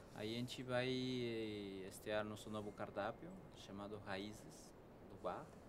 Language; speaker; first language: Portuguese; non-native, fluent; Spanish